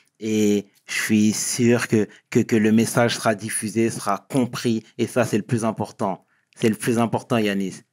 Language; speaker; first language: French; native; French